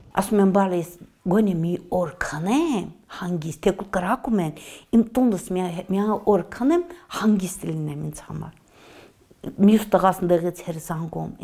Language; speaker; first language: Armenian; native; Armenian